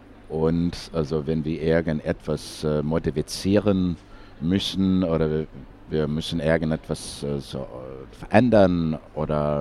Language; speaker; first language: German; non-native, fluent; English